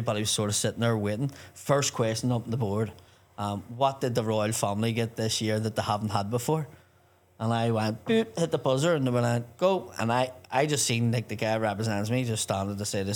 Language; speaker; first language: English; native; English